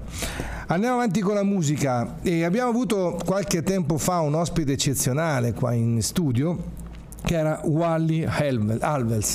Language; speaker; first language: Italian; native; Italian